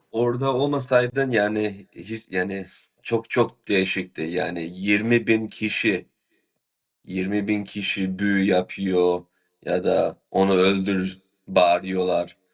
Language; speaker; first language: Turkish; early bilingual, heritage; Turkish